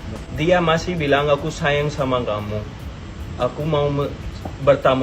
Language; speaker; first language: Indonesian; non-native, fluent; Hindi